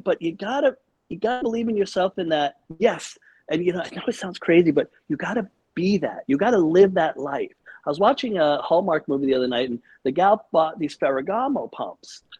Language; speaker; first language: English; early bilingual, other home language; Spanish